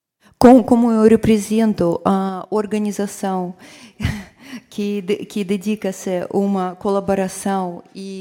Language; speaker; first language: Portuguese; non-native, fluent; Russian